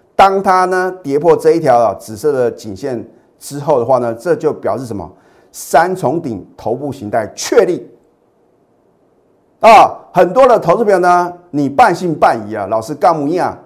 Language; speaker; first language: Chinese; native; Chinese